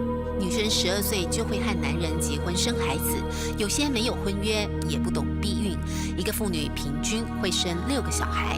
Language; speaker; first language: Chinese; native; Chinese